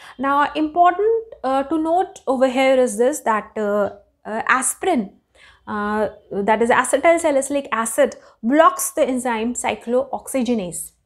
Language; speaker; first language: English; non-native, local second language; Hindi